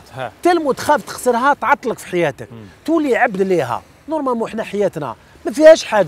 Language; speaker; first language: Arabic; native; Arabic